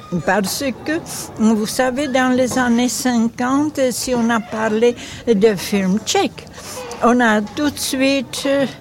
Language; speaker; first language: French; non-native, fluent; Czech